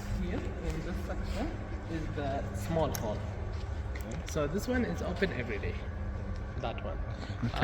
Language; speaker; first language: English; non-native, learner; Arabic